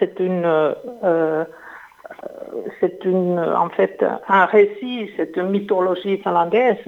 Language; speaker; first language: French; non-native, fluent; Finnish